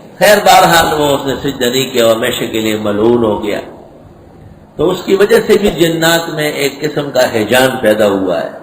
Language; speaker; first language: Urdu; non-native, local second language; Pashto